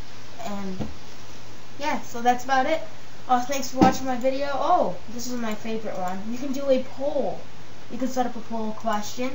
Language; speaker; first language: English; native; English